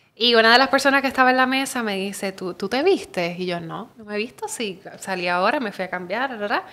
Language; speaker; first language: Spanish; native; Spanish